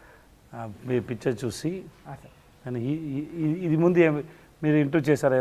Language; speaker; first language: Telugu; non-native, learner; Tamil